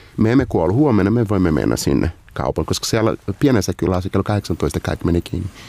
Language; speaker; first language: Finnish; non-native, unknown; Portuguese